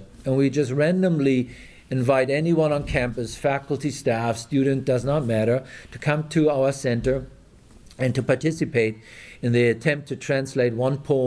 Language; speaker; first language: English; non-native, fluent; German